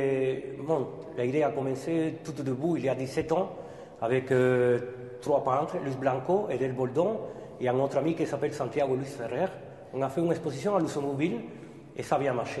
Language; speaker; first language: French; non-native, fluent; Spanish